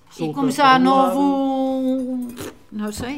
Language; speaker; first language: Portuguese; non-native, learner; Dutch